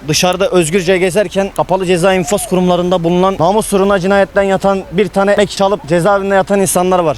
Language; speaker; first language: Turkish; native; Turkish